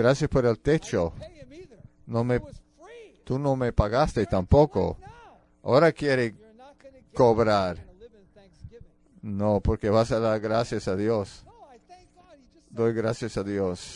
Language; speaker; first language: Spanish; non-native, fluent; English